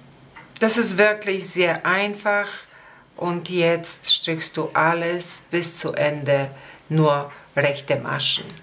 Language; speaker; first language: German; non-native, fluent; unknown